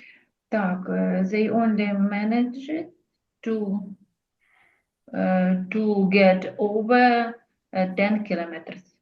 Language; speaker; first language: English; non-native, learner; Russian